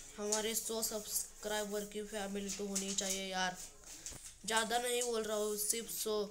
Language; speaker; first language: Hindi; non-native, local second language; Marathi